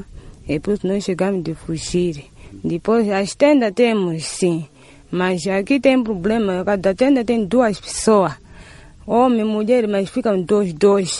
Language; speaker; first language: Portuguese; non-native, local second language; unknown